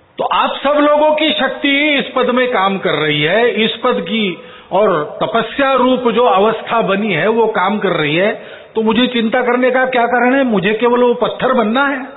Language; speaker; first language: Hindi; non-native, local second language; Marathi